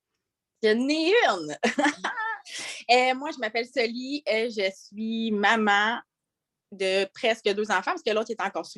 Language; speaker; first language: French; native; French